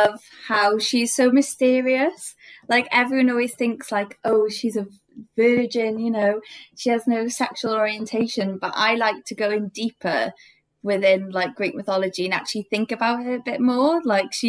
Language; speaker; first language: English; native; English